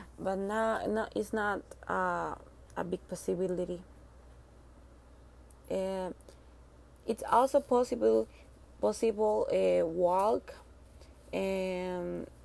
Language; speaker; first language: English; non-native, learner; Spanish